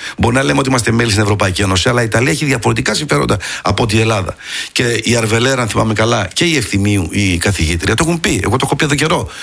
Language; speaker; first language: Greek; early bilingual, heritage; Greek